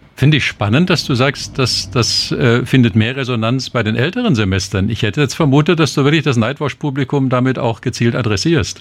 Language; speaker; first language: German; native; German